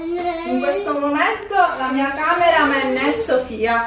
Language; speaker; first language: Italian; native; Italian